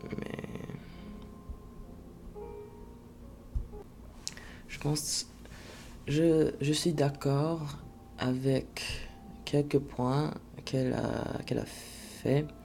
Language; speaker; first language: French; non-native, fluent; English